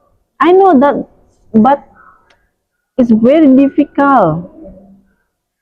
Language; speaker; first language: English; non-native, learner; Indonesian